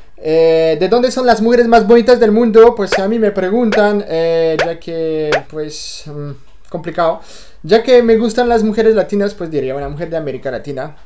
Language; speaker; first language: Spanish; non-native, fluent; French